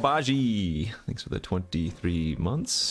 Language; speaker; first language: English; native; English